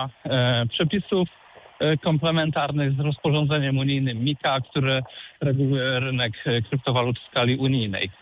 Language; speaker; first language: Polish; native; Polish